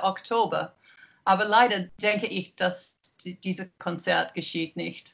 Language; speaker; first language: German; non-native, learner; English